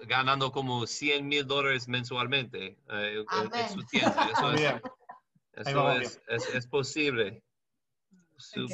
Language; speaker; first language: Spanish; non-native, learner; English